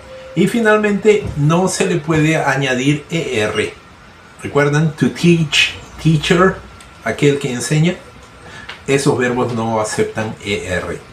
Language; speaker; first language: Spanish; non-native, fluent; Portuguese